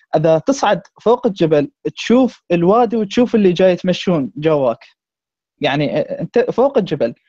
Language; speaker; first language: Arabic; native; Arabic